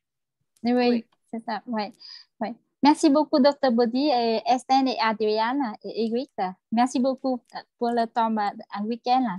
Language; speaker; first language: French; non-native, fluent; Vietnamese